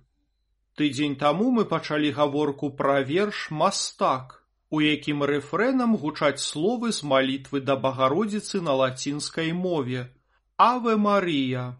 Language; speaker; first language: Belarusian; native; Belarusian